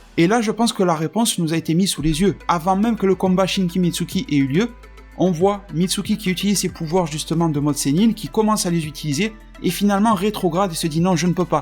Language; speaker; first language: French; native; French